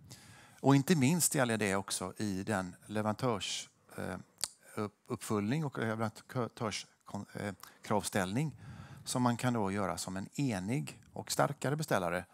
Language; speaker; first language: Swedish; native; Swedish